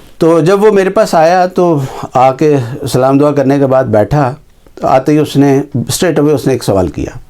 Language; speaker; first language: Urdu; native; Urdu